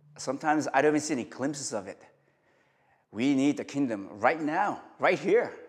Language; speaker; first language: English; early bilingual, other home language; Korean